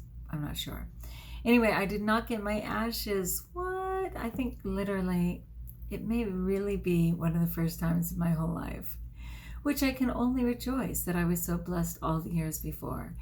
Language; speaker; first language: English; native; English